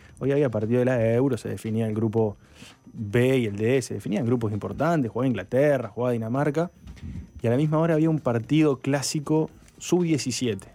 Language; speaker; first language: Spanish; native; Spanish